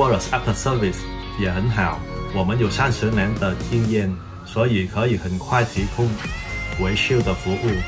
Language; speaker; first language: Chinese; early bilingual, heritage; Chinese